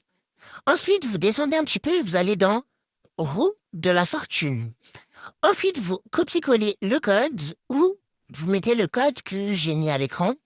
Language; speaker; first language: French; native; French